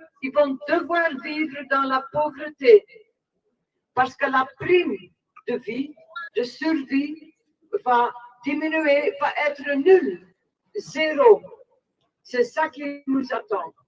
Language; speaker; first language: French; non-native, local second language; Dutch